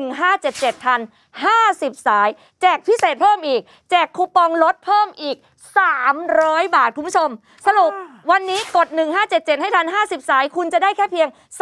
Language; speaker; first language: Thai; native; Thai